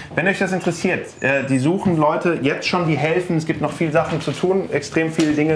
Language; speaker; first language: German; native; German